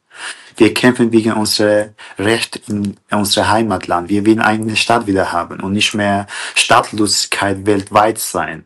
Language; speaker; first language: German; non-native, fluent; Kurdish